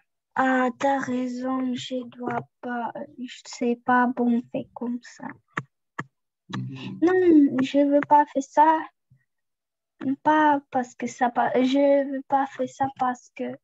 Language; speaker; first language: French; non-native, learner; Russian